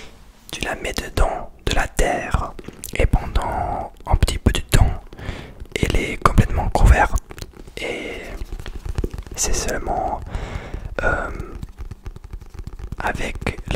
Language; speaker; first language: French; non-native, learner; English